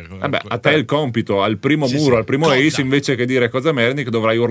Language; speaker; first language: Italian; native; Italian